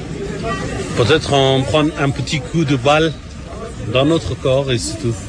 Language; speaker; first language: French; non-native, learner; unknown